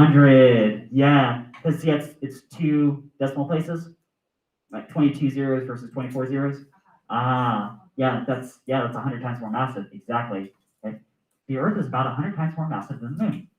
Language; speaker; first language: English; native; English